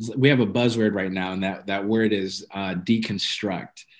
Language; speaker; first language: English; early bilingual, other home language; Amharic